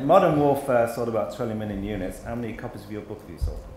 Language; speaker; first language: English; native; English